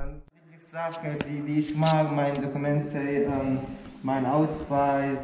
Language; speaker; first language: German; non-native, learner; Arabic